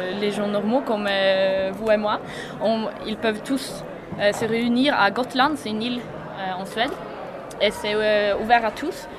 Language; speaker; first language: French; non-native, fluent; Swedish